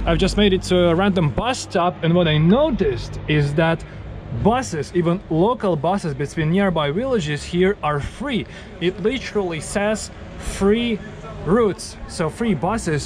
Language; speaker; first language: English; non-native, fluent; Russian